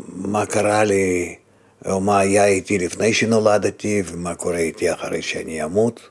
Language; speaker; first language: Hebrew; non-native, fluent; Russian